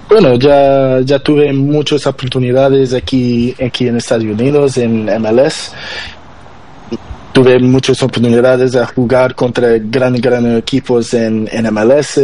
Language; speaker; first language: Spanish; non-native, learner; Portuguese